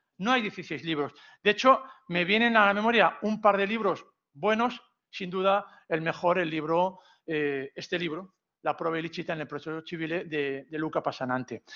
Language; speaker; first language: Spanish; non-native, local second language; Catalan